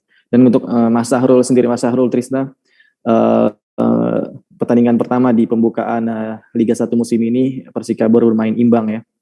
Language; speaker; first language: Indonesian; native; Indonesian